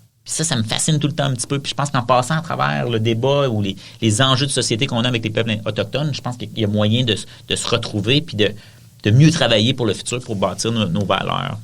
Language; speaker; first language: French; native; French